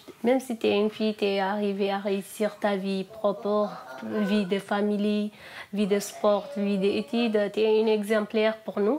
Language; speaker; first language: French; non-native, learner; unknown